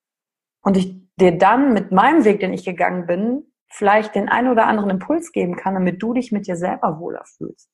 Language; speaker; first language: German; native; German